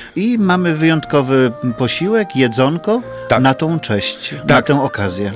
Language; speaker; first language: Polish; native; Polish